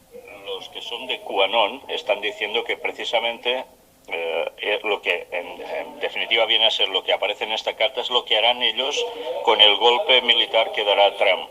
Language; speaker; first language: Spanish; native; Spanish